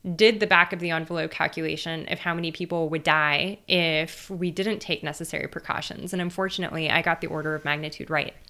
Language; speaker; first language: English; native; English